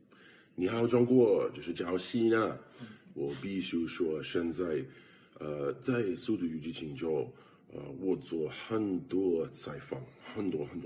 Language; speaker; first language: Chinese; non-native, learner; English